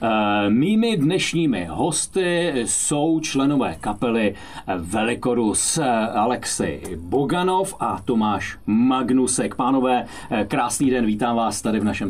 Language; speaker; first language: Czech; native; Czech